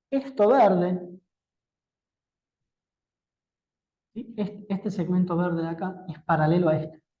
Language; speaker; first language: Spanish; native; Spanish